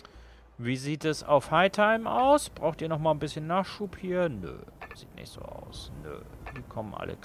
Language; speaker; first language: German; native; German